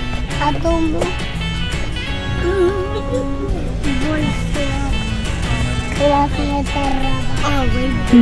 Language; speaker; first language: Russian; early bilingual, heritage; Russian